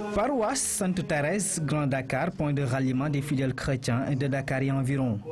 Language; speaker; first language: French; non-native, local second language; Wolof